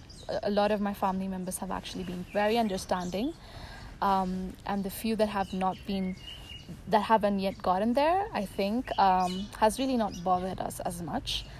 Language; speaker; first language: English; non-native, local second language; Tamil